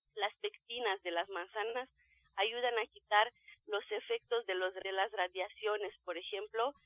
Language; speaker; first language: Spanish; non-native, fluent; Romanian